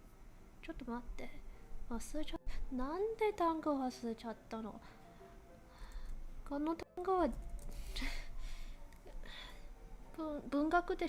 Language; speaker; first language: Japanese; non-native, learner; English